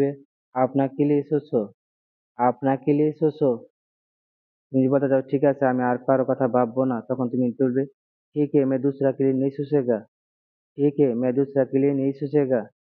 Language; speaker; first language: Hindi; non-native, learner; Bangla